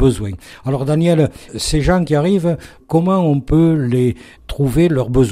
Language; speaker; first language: French; native; French